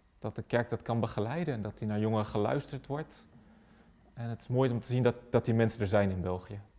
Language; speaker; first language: Dutch; native; Dutch